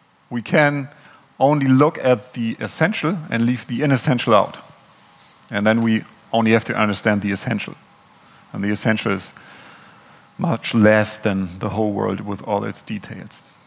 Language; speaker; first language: English; non-native, fluent; German